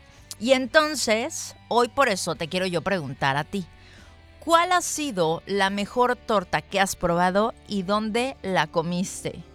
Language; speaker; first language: Spanish; native; Spanish